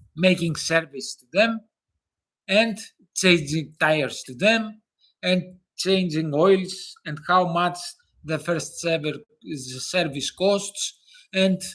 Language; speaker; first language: English; non-native, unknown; Greek